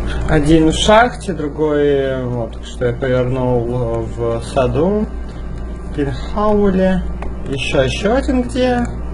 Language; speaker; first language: Russian; native; Russian